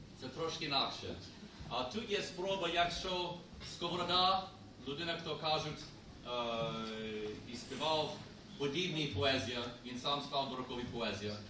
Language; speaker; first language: Ukrainian; non-native, learner; Polish